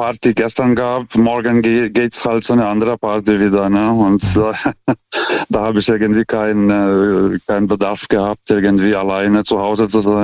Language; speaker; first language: German; non-native, fluent; Lithuanian